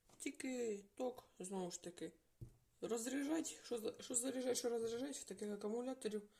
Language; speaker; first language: Ukrainian; non-native, local second language; Russian